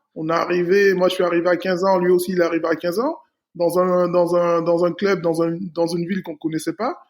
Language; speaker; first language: French; native; French